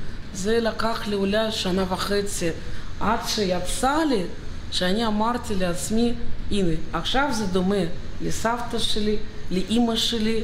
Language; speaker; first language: Hebrew; non-native, fluent; Russian